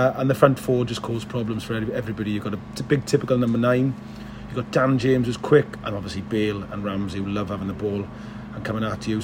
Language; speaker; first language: English; native; English